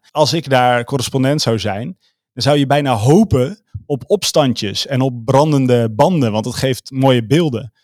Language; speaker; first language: Dutch; native; Dutch